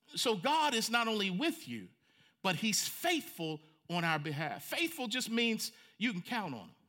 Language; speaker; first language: English; native; English